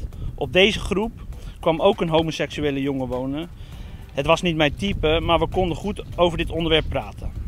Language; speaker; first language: Dutch; native; Dutch